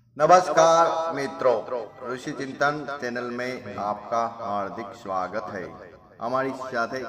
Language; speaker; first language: Hindi; non-native, local second language; Gujarati